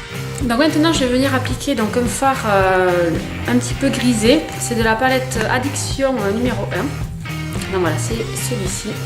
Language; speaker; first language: French; native; French